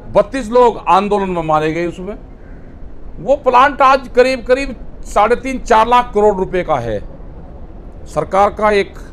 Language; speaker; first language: Hindi; native; Hindi